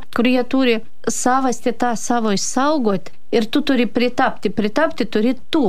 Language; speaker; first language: Lithuanian; non-native, fluent; Russian